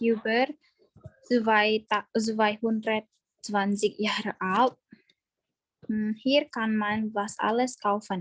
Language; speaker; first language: German; non-native, learner; Indonesian